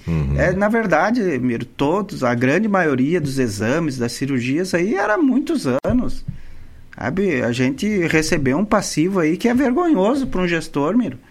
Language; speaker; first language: Portuguese; native; Portuguese